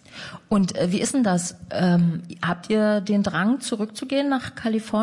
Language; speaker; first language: German; native; German